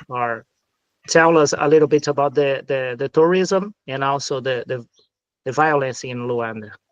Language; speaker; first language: English; non-native, fluent; Portuguese